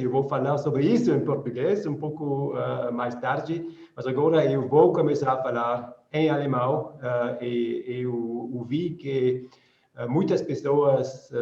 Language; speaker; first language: Portuguese; non-native, learner; German